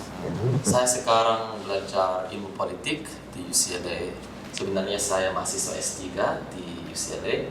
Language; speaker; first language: Indonesian; non-native, learner; English